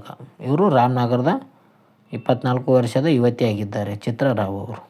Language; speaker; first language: Kannada; native; Kannada